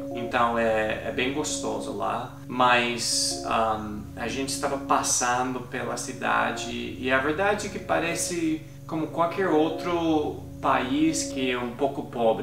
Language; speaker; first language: Portuguese; non-native, fluent; English